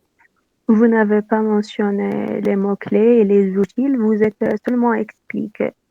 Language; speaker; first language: French; non-native, learner; Arabic